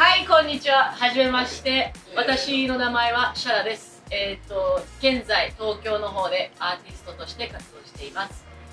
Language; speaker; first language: Japanese; early bilingual, heritage; Japanese